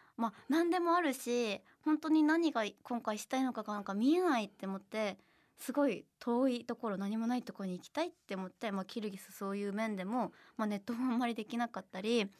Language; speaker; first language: Japanese; non-native, fluent; Korean